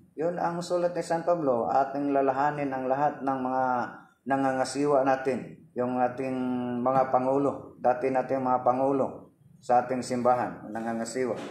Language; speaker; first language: Filipino; non-native, local second language; Cebuano